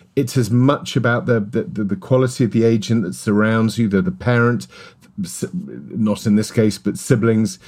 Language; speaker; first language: English; native; English